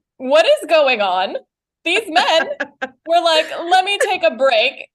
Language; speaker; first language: English; native; English